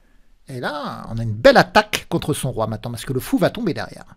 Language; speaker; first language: French; native; French